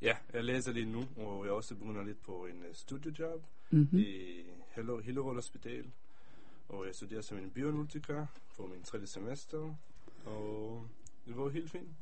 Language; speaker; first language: Danish; early bilingual, heritage; Hebrew